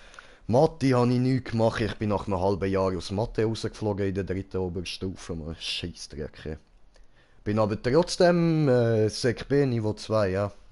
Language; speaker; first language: German; native; German